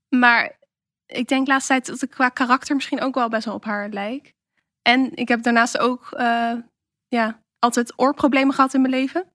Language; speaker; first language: Dutch; native; Dutch